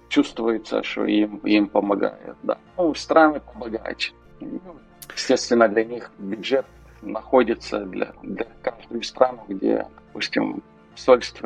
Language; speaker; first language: Russian; non-native, local second language; Romanian